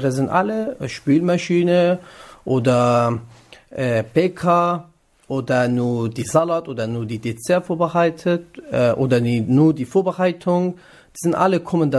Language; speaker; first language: German; non-native, learner; Kurdish